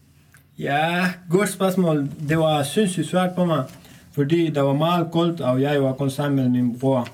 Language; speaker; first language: Danish; non-native, learner; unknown